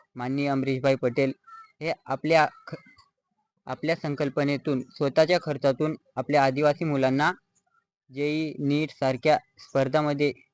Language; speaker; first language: Marathi; non-native, local second language; Bhili